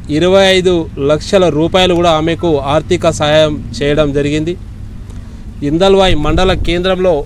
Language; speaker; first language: Telugu; non-native, local second language; Lambadi